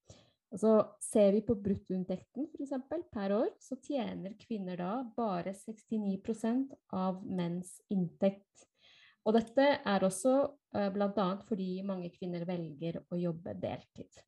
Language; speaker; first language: Norwegian; non-native, fluent; Spanish